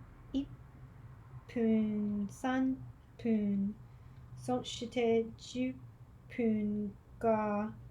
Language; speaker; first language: Japanese; non-native, learner; English